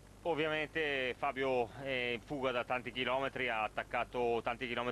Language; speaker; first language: Italian; native; Italian